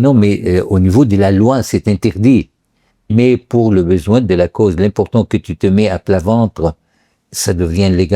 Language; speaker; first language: French; non-native, local second language; Arabic